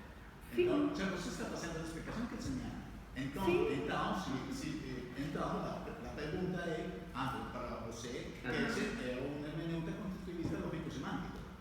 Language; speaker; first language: Portuguese; non-native, fluent; Spanish